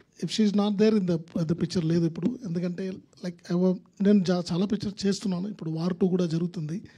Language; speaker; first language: Telugu; non-native, learner; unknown